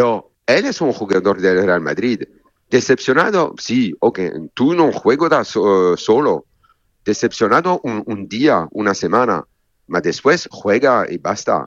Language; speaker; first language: Spanish; non-native, learner; French